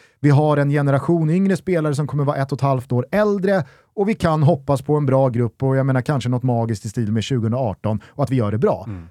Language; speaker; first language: Swedish; native; Swedish